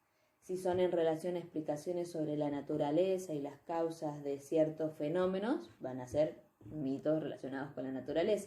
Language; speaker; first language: Spanish; native; Spanish